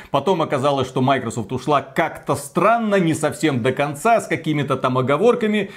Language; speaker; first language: Russian; native; Russian